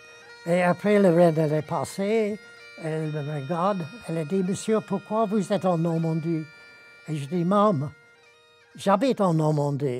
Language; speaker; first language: French; non-native, learner; English